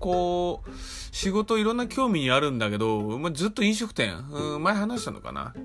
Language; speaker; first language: Japanese; native; Japanese